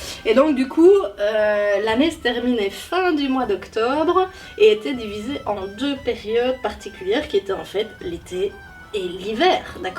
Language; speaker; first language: French; native; French